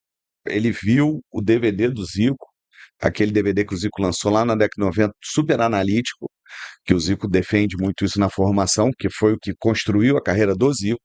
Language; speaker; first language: Portuguese; native; Portuguese